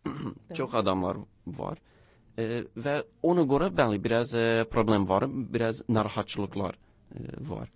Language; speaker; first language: Turkish; non-native, learner; English